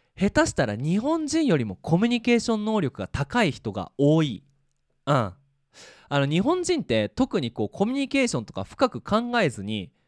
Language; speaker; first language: Japanese; native; Japanese